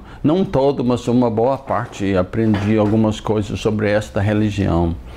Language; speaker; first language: Portuguese; non-native, fluent; English